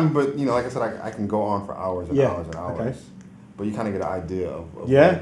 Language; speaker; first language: English; native; English